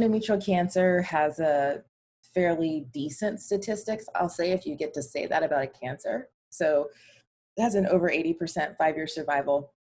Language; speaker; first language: English; native; English